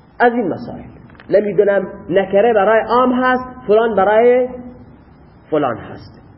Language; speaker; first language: Persian; non-native, local second language; Baluchi